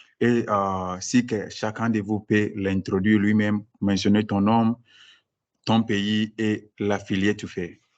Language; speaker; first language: French; non-native, fluent; Akan